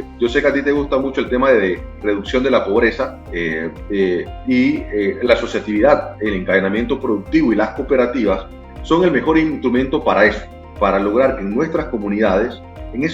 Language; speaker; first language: Spanish; native; Spanish